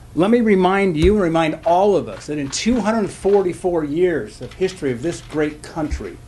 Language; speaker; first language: English; native; English